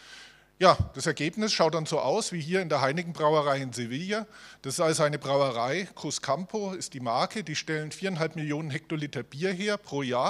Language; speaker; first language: German; native; German